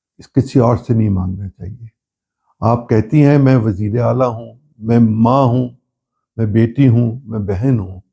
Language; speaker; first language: Urdu; non-native, local second language; Punjabi